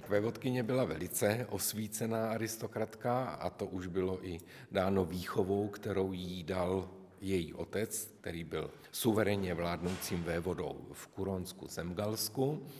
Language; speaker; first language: Czech; native; Czech